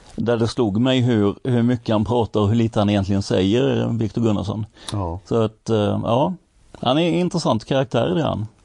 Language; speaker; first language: Swedish; native; Swedish